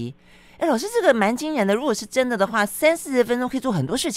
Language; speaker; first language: Chinese; native; Chinese